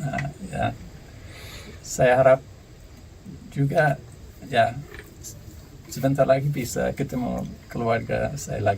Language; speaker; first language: Indonesian; non-native, fluent; English